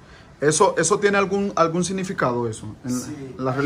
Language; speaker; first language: Spanish; native; Spanish